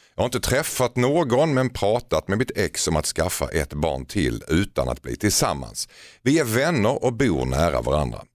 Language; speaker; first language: Swedish; native; Swedish